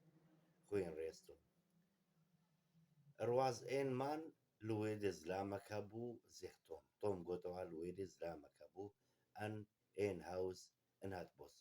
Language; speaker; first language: Dutch; non-native, learner; Kurdish